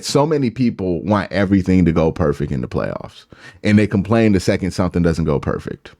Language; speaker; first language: English; native; English